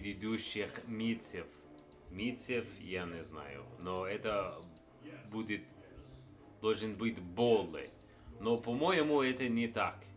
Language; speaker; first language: Russian; non-native, learner; English